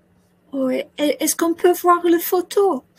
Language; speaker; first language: French; non-native, learner; English